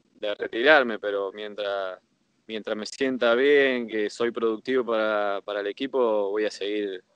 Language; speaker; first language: Spanish; native; Spanish